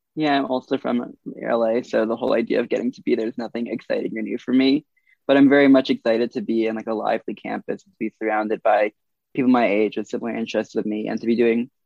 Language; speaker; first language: English; native; English